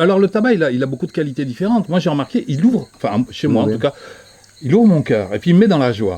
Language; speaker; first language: French; native; French